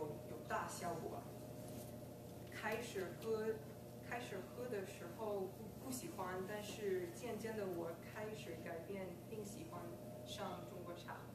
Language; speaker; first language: Chinese; non-native, fluent; English